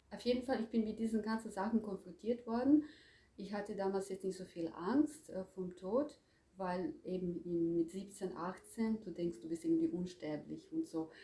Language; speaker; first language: German; non-native, fluent; Croatian